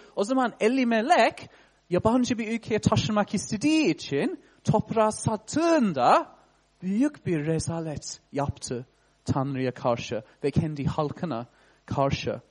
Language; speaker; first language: Turkish; non-native, fluent; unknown